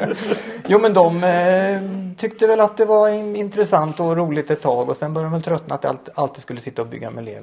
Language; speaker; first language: Swedish; native; Swedish